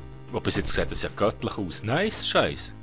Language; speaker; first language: German; native; German